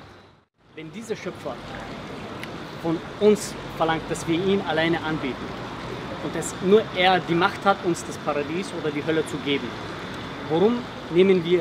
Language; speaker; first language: German; early bilingual, other home language; Bosnian